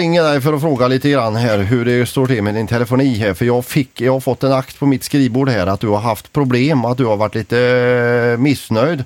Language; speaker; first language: Swedish; native; Swedish